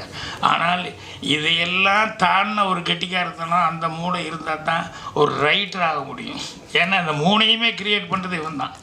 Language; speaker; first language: Tamil; native; Tamil